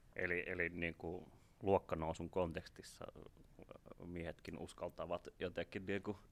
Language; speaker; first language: Finnish; non-native, fluent; German